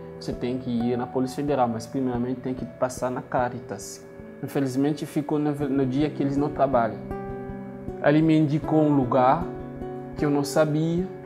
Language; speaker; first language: Portuguese; non-native, learner; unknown